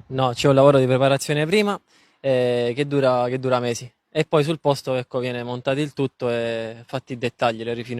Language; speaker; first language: Italian; native; Italian